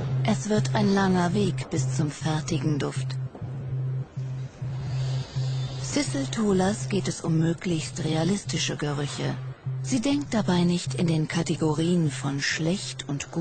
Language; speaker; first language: German; native; German